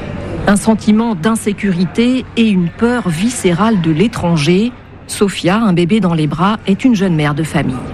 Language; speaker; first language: French; native; French